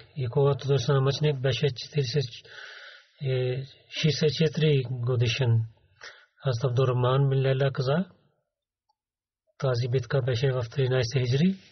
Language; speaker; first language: Bulgarian; non-native, learner; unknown